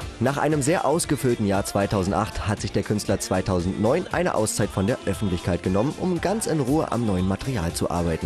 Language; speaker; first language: German; native; German